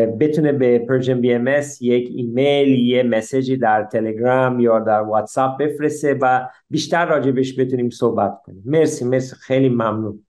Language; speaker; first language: Persian; early bilingual, heritage; Persian